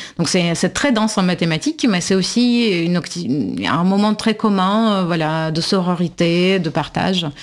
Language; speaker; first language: French; non-native, fluent; Russian